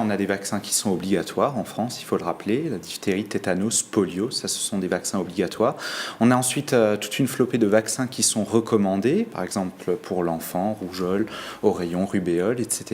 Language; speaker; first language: French; native; French